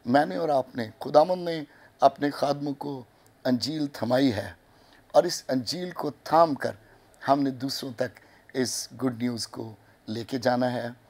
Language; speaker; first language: Urdu; non-native, local second language; Punjabi